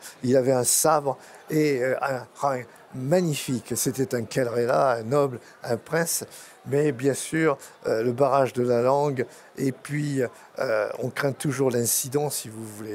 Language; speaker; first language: French; native; French